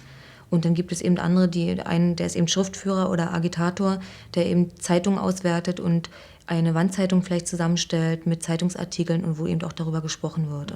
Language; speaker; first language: German; native; German